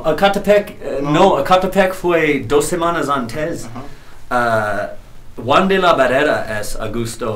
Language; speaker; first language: Spanish; non-native, learner; English